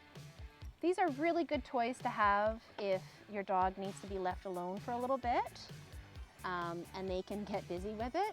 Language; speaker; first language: English; native; English